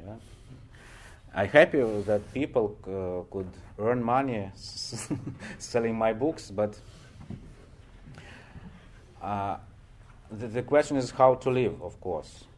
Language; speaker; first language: English; non-native, fluent; Russian